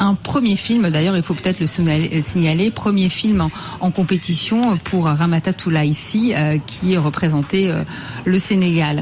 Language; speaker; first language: French; native; French